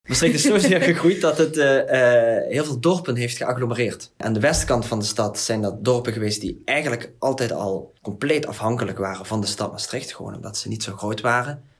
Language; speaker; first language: Dutch; native; Dutch